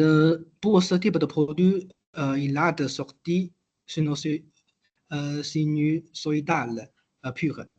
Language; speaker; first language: French; non-native, learner; Chinese